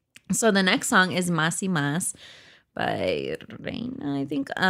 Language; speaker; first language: English; early bilingual, other home language; Spanish